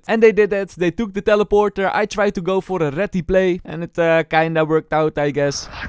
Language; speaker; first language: English; non-native, fluent; Dutch